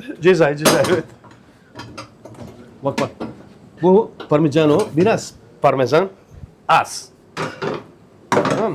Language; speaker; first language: Turkish; non-native, learner; French